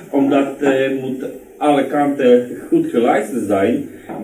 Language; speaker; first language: Dutch; non-native, learner; Polish